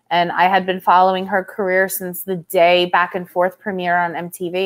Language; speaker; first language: English; native; English